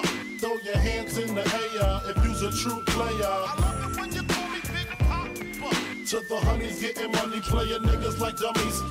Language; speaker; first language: English; non-native, learner; Spanish